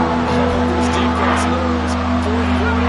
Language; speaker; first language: English; native; English